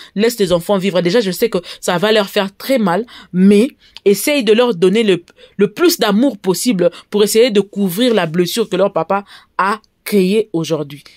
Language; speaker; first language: French; non-native, local second language; Lingala